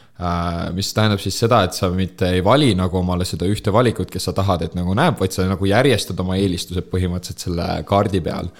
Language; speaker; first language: Estonian; native; Estonian